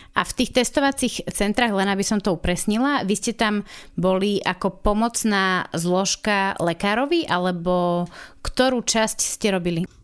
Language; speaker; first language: Slovak; native; Slovak